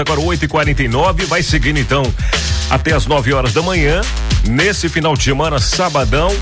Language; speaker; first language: Portuguese; native; Portuguese